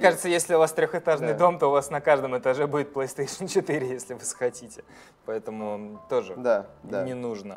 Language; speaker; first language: Russian; native; Russian